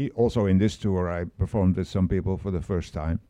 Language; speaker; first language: English; non-native, fluent; Dutch